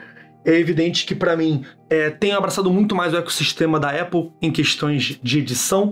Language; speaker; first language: Portuguese; native; Portuguese